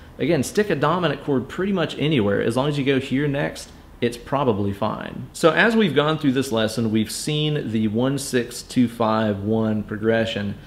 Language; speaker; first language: English; native; English